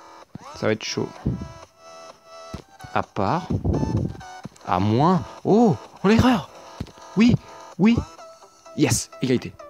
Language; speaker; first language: French; native; French